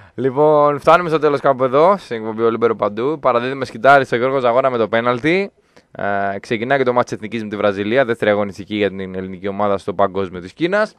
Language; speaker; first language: Greek; native; Greek